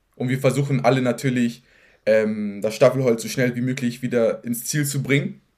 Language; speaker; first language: German; native; German